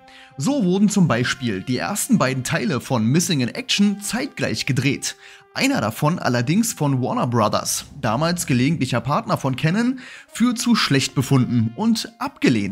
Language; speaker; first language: German; native; German